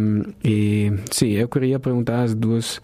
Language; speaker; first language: Portuguese; non-native, fluent; German